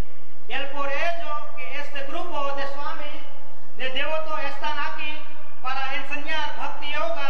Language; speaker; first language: Spanish; non-native, learner; Gujarati